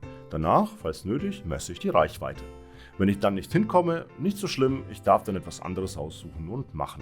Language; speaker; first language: German; native; German